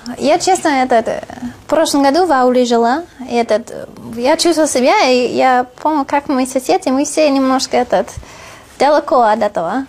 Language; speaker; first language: Russian; non-native, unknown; English